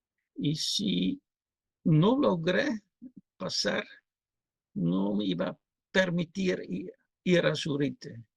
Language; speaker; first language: Spanish; non-native, fluent; Dutch